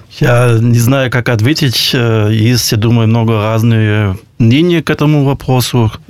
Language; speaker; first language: Russian; non-native, fluent; German